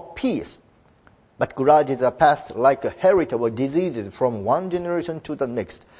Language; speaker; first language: English; non-native, fluent; Japanese